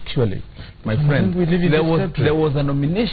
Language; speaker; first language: English; non-native, local second language; Kikuyu